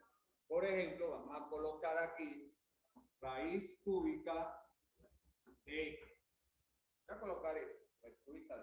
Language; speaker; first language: Spanish; native; Spanish